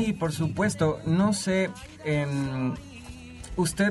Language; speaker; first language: Spanish; native; Spanish